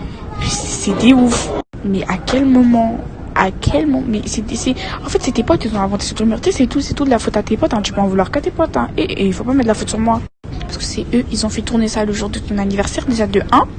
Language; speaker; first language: French; native; French